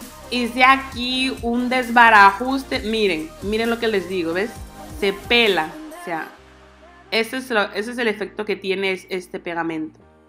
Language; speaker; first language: Spanish; native; Spanish